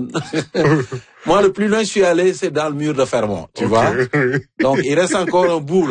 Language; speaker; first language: French; native; French